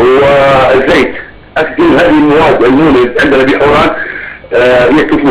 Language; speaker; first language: Arabic; native; Arabic